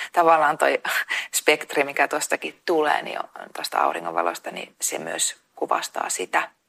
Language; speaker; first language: Finnish; native; Finnish